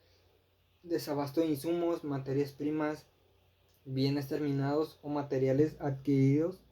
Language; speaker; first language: Spanish; native; Spanish